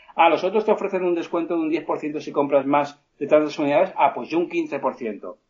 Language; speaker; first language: Spanish; native; Spanish